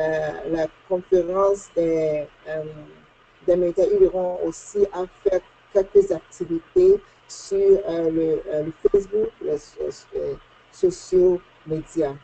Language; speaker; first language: French; non-native, fluent; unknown